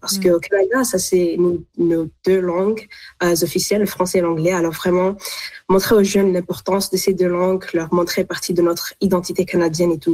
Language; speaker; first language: French; non-native, local second language; Arabic